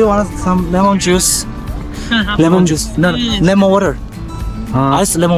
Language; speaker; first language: English; non-native, learner; Chinese